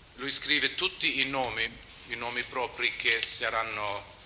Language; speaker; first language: Italian; non-native, learner; German